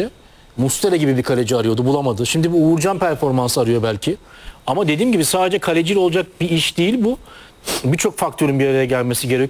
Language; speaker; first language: Turkish; native; Turkish